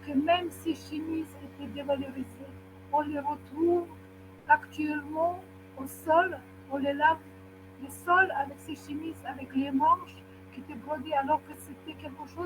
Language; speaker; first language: French; non-native, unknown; Ukrainian